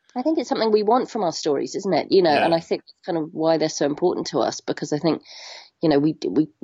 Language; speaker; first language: English; native; English